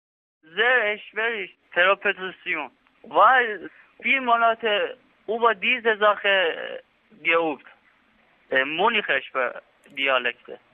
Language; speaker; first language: German; non-native, learner; Persian